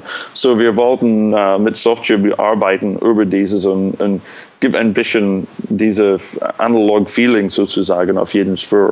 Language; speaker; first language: German; non-native, fluent; English